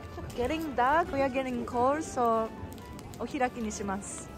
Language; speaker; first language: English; non-native, learner; Japanese